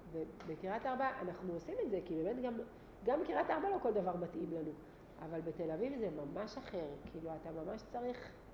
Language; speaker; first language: Hebrew; native; Hebrew